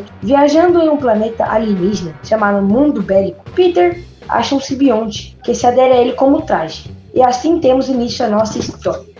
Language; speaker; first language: Portuguese; native; Portuguese